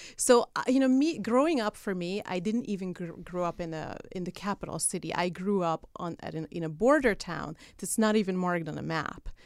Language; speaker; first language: English; non-native, fluent; Hungarian